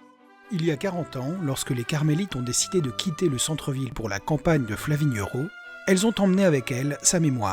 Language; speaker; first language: French; native; French